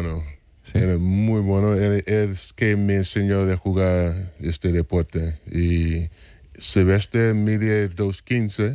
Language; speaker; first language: Spanish; non-native, fluent; English